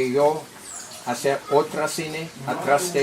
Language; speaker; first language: Spanish; non-native, learner; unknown